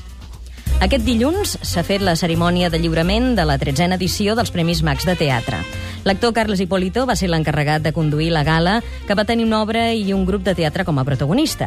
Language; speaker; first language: Catalan; native; Catalan